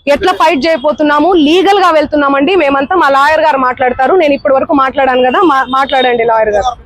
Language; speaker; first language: Telugu; non-native, local second language; Lambadi